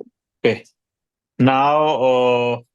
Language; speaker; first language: English; non-native, learner; Gujarati